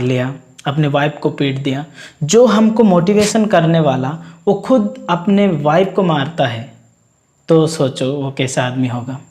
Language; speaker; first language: Hindi; non-native, local second language; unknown